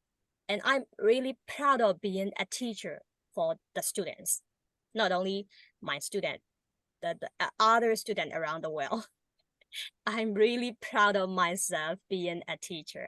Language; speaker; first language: English; non-native, learner; Burmese